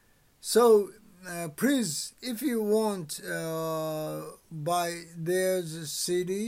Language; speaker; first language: English; non-native, learner; Japanese